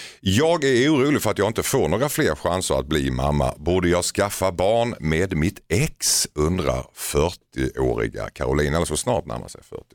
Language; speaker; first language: Swedish; native; Swedish